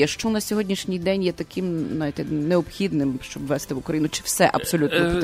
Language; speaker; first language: Ukrainian; native; Ukrainian